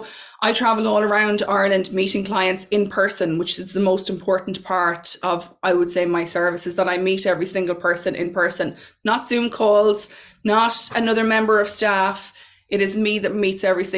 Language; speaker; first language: English; native; English